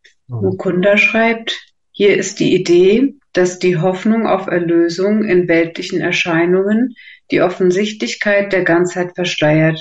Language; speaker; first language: German; native; German